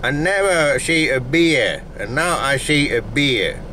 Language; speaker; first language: English; non-native, learner; Finnish